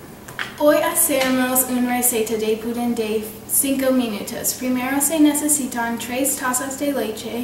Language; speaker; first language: Spanish; non-native, learner; English